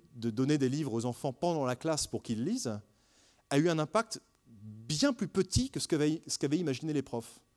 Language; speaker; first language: French; native; French